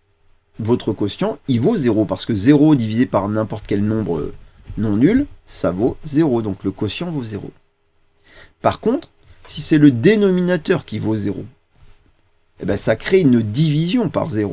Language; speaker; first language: French; native; French